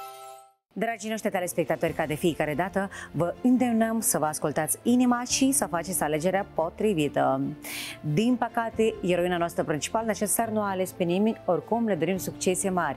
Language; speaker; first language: Romanian; native; Romanian